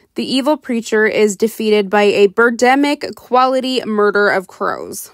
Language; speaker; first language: English; native; English